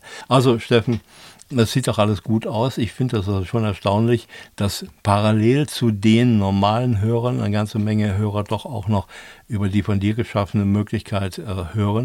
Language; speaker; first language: German; native; German